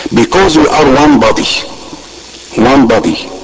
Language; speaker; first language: English; non-native, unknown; Arabic